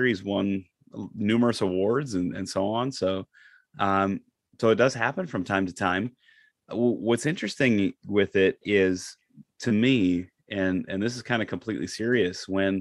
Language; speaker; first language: English; native; English